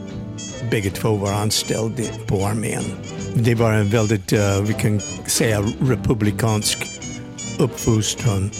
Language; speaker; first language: Swedish; non-native, fluent; English